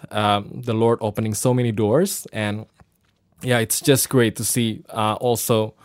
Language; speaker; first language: English; non-native, fluent; Indonesian